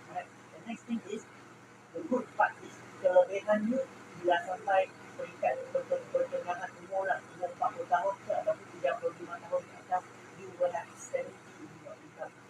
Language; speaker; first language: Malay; non-native, local second language; Chinese